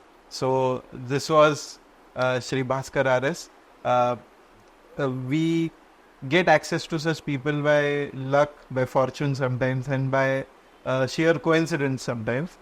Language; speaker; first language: English; non-native, local second language; Konkani